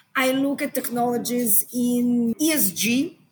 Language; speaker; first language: English; non-native, fluent; Hebrew